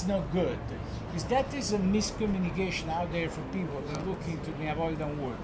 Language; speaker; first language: English; non-native, fluent; Italian